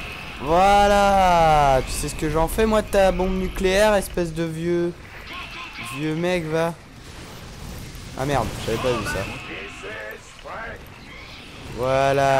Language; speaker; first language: French; native; French